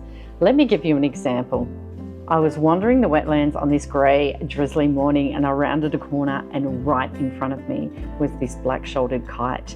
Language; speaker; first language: English; native; English